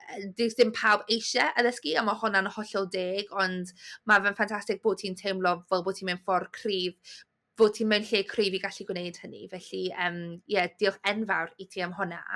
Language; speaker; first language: Welsh; native; Welsh